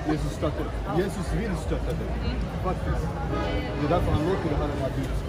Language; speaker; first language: Swedish; non-native, fluent; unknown